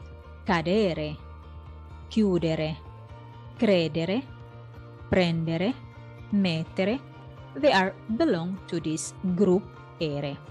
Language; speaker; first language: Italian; non-native, fluent; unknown